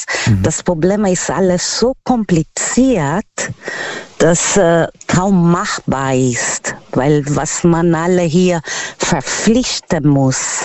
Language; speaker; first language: German; non-native, learner; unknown